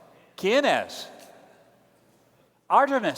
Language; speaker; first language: Spanish; non-native, learner; English